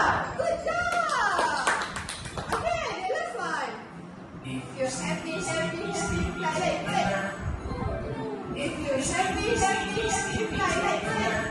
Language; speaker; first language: English; non-native, learner; Malay